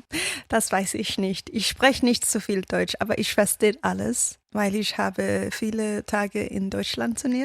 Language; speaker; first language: German; non-native, learner; Danish